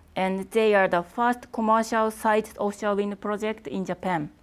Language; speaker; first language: English; non-native, fluent; Japanese